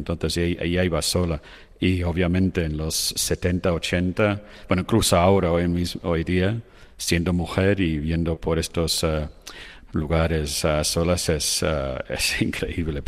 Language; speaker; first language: Spanish; non-native, fluent; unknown